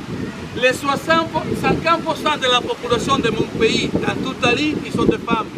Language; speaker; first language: French; non-native, fluent; Spanish